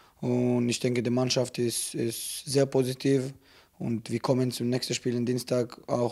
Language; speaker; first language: German; non-native, learner; Hebrew